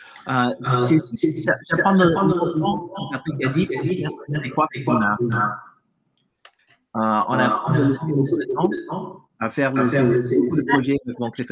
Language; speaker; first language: French; non-native, fluent; English